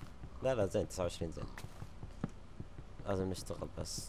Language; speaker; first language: Arabic; native; Arabic